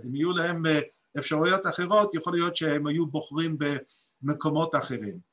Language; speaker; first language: Hebrew; non-native, fluent; English